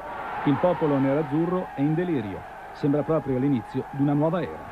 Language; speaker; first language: Italian; native; Italian